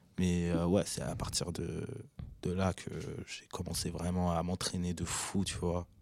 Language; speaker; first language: French; early bilingual, other home language; Arabic